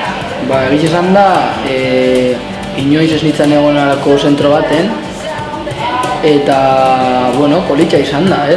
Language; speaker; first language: Basque; native; Basque